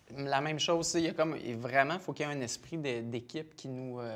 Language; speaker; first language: French; native; French